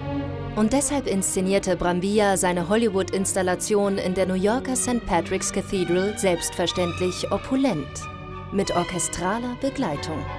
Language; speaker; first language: German; native; German